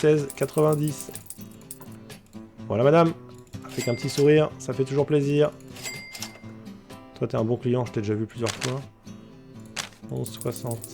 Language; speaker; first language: French; native; French